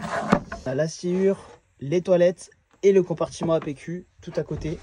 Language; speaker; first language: French; native; French